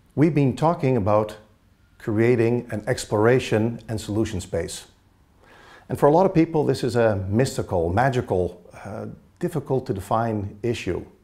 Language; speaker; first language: English; native; English